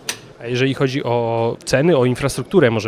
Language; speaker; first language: Polish; native; Polish